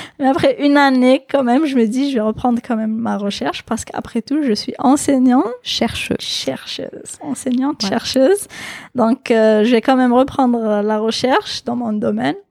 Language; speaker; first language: French; non-native, local second language; Kabyle